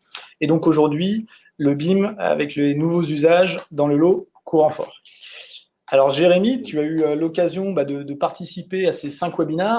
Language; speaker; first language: French; native; French